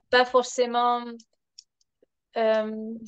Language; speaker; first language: French; non-native, fluent; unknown